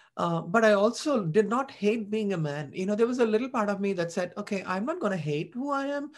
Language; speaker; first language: English; non-native, local second language; Tamil